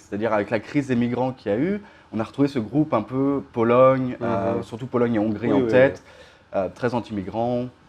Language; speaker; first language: French; native; French